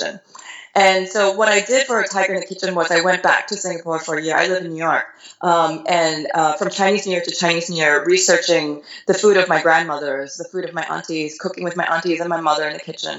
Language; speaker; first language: English; native; English